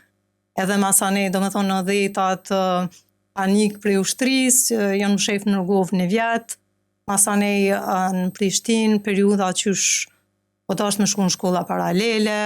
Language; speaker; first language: Albanian; native; Albanian